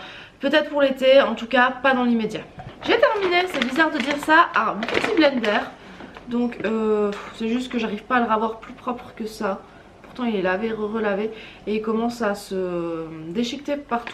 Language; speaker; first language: French; native; French